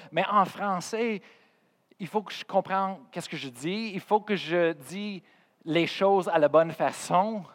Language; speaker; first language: French; non-native, fluent; English